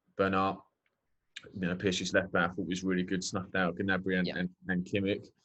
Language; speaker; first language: English; native; English